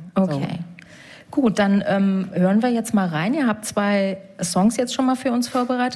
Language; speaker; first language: German; native; German